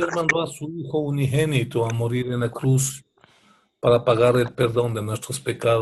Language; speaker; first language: Spanish; native; Spanish